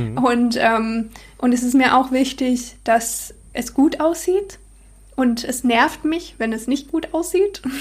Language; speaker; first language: German; non-native, fluent; English